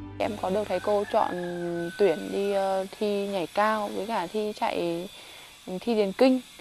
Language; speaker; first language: Vietnamese; non-native, local second language; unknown